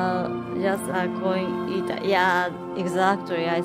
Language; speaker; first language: English; non-native, learner; Japanese